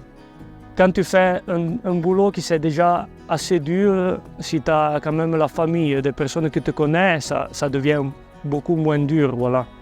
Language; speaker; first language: French; non-native, local second language; Italian